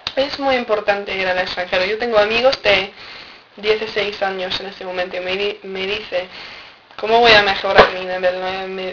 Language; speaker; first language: Spanish; non-native, fluent; English